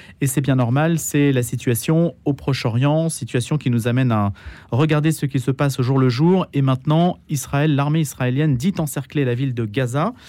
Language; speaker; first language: French; native; French